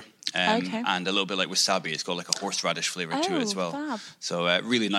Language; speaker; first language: English; native; English